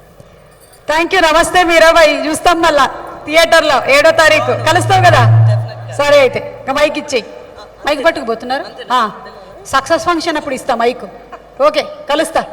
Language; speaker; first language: Telugu; native; Telugu